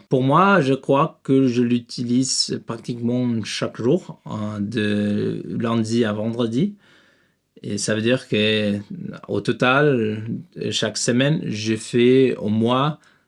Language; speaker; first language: French; non-native, learner; Spanish